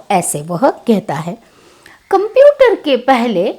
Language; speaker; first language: Hindi; non-native, local second language; Kannada